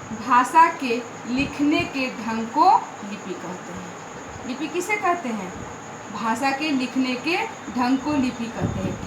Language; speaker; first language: Hindi; native; Hindi